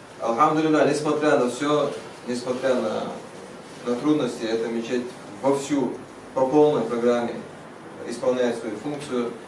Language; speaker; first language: Russian; non-native, local second language; Chechen